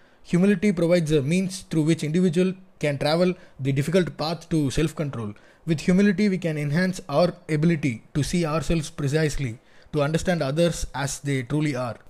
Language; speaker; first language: English; non-native, local second language; Tamil